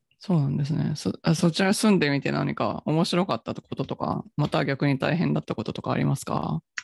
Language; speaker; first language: Japanese; native; Japanese